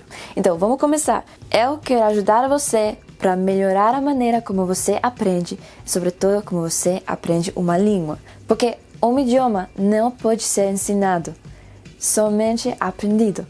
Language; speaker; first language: Portuguese; non-native, fluent; Spanish